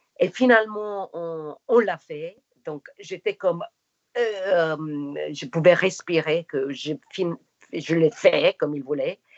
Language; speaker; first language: French; non-native, fluent; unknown